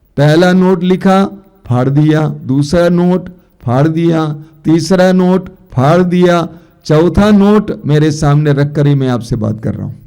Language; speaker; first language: Hindi; non-native, local second language; Malayalam